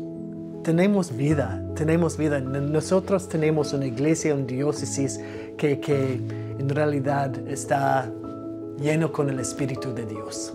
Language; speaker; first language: Spanish; non-native, fluent; English